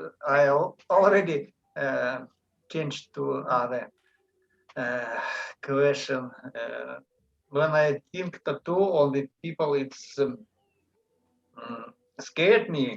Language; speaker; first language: English; non-native, learner; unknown